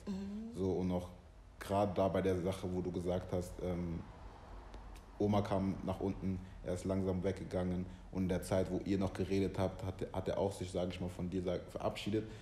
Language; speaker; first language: German; early bilingual, other home language; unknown